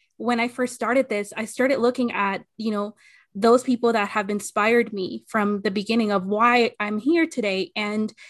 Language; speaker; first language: English; early bilingual, other home language; Spanish